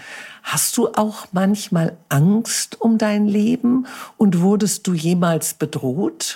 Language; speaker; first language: German; native; German